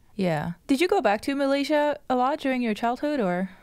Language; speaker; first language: English; non-native, local second language; Morisyen